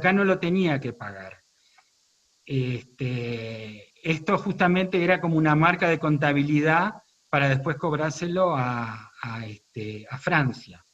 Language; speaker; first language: Spanish; native; Spanish